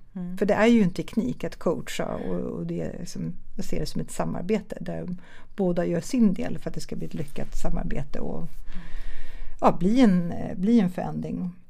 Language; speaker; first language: Swedish; early bilingual, other home language; German